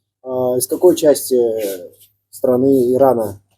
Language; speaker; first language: Russian; non-native, local second language; Azerbaijani